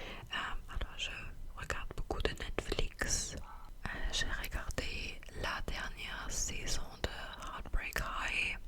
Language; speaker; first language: French; non-native, fluent; German